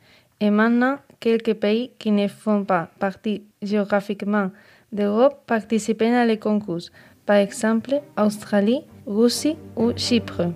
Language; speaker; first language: French; non-native, learner; Spanish